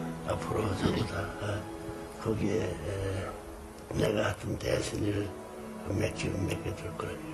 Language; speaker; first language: Korean; native; Korean